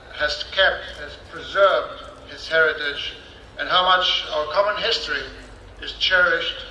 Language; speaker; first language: English; non-native, fluent; Spanish